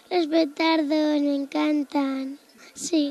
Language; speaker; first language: Spanish; non-native, local second language; Catalan